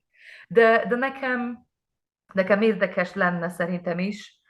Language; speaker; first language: Hungarian; non-native, learner; Polish